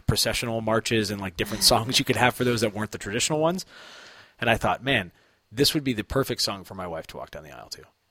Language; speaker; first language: English; native; English